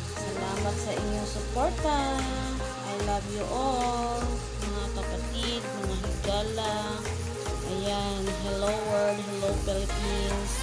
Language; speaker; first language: Filipino; non-native, local second language; Cebuano